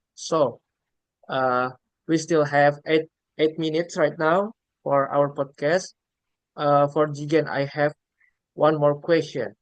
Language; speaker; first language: English; non-native, learner; Indonesian